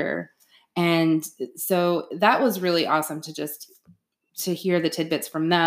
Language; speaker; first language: English; native; English